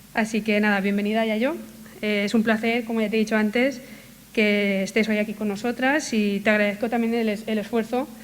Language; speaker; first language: Spanish; non-native, local second language; Catalan